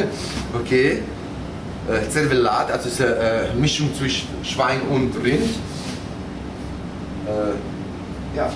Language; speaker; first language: German; non-native, fluent; Italian